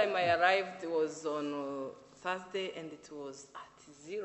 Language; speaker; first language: English; non-native, local second language; Kinyarwanda